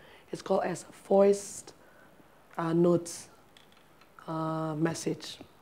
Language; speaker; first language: English; non-native, fluent; Indonesian